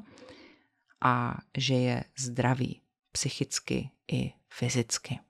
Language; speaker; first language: Czech; native; Czech